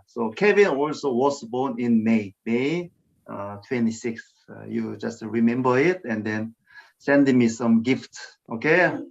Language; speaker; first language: English; non-native, fluent; Korean